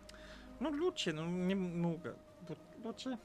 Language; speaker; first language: Russian; non-native, learner; English